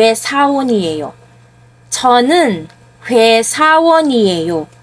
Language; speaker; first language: Korean; non-native, fluent; Filipino